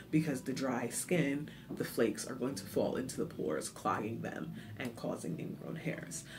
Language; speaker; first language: English; native; English